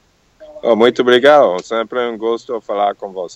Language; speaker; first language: Portuguese; non-native, learner; English